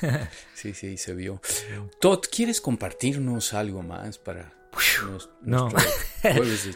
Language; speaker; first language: Spanish; native; Spanish